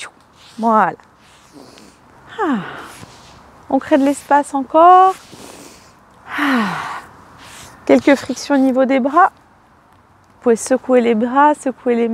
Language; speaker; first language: French; native; French